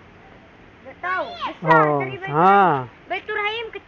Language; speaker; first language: Indonesian; native; Indonesian